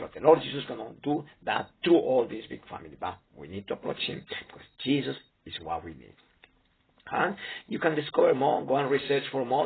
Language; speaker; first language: English; non-native, fluent; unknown